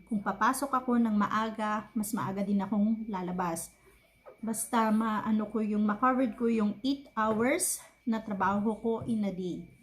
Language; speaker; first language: Filipino; native; Filipino